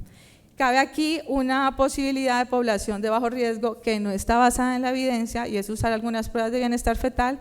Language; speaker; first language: Spanish; native; Spanish